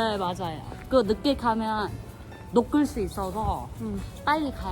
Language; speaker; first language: Korean; non-native, fluent; Vietnamese